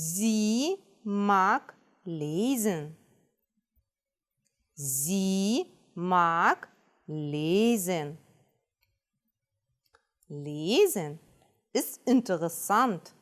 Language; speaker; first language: German; non-native, fluent; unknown